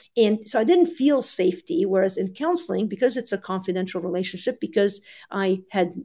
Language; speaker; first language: English; early bilingual, other home language; Arabic